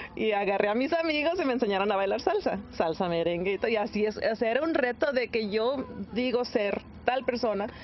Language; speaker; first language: Spanish; early bilingual, heritage; Spanish